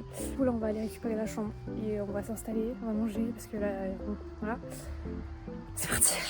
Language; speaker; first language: French; native; French